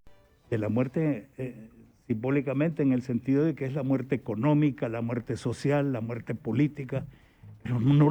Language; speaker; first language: Spanish; native; Spanish